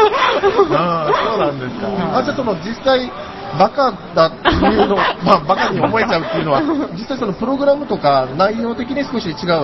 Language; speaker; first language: Japanese; native; Japanese